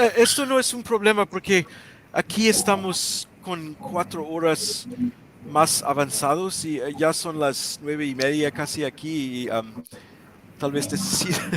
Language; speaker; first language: Spanish; non-native, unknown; English